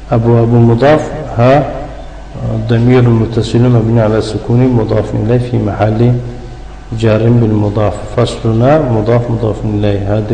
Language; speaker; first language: Arabic; non-native, fluent; Persian